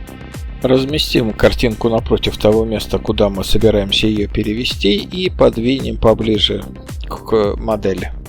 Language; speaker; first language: Russian; native; Russian